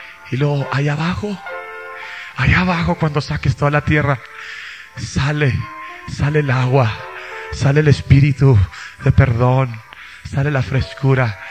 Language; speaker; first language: Spanish; early bilingual, heritage; Spanish